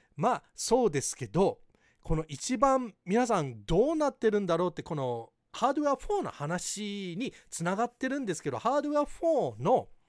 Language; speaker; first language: Japanese; early bilingual, heritage; Japanese